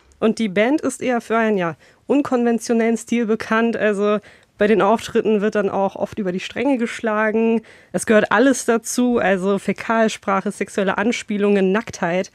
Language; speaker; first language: German; early bilingual, other home language; Bosnian